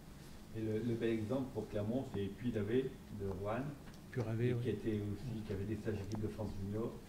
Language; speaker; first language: French; native; French